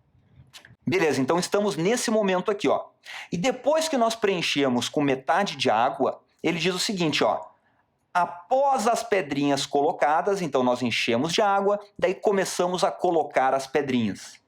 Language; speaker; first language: Portuguese; native; Portuguese